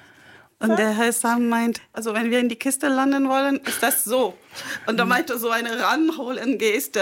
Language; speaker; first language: German; non-native, fluent; French